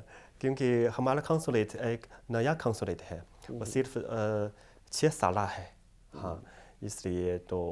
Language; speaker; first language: Hindi; non-native, fluent; Chinese